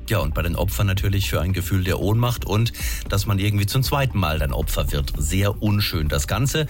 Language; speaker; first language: German; native; German